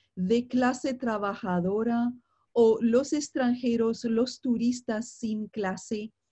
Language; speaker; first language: Spanish; non-native, fluent; English